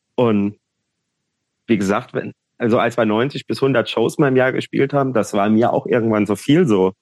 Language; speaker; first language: German; native; German